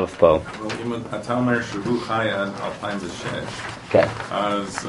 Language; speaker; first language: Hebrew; non-native, learner; English